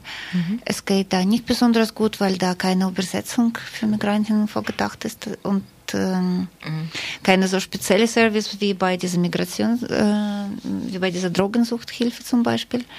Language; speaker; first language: German; non-native, fluent; Russian